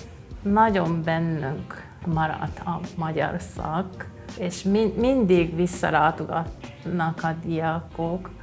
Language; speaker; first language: Hungarian; non-native, fluent; Japanese